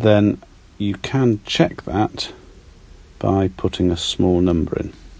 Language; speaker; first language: English; native; English